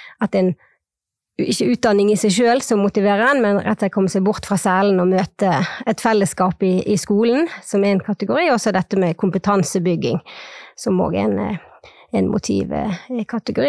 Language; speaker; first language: Norwegian; native; Norwegian